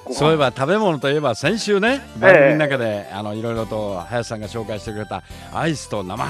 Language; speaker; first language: Japanese; native; Japanese